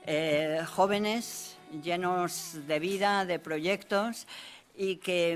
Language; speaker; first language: Spanish; native; Spanish